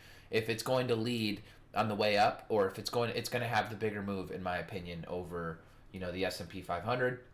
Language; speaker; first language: English; native; English